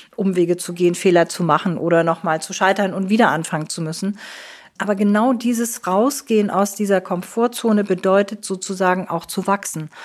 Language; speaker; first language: German; native; German